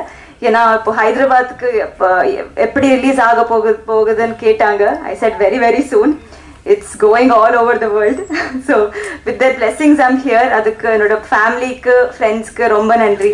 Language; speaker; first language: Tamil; non-native, learner; Telugu